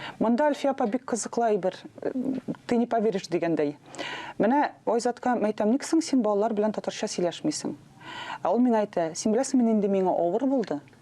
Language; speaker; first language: Tatar; non-native, local second language; Russian